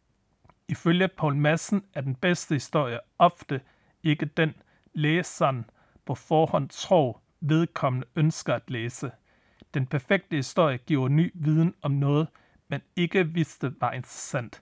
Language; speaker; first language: Danish; native; Danish